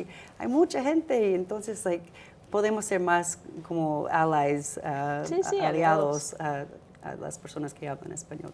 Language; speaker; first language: Spanish; non-native, fluent; English